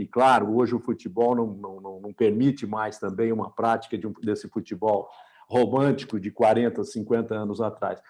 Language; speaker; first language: Portuguese; native; Portuguese